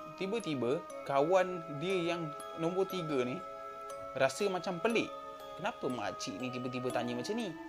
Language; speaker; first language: Malay; native; Malay